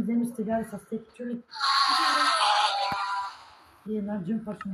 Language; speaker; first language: Bulgarian; non-native, local second language; Turkish